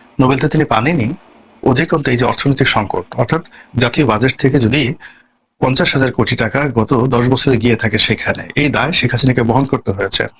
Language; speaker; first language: Bangla; native; Bangla